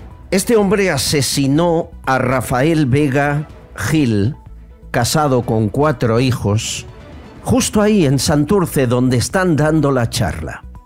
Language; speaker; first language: Spanish; native; Spanish